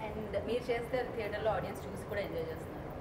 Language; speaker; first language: Telugu; native; Telugu